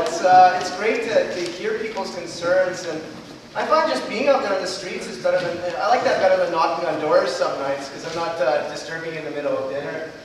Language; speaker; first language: English; native; English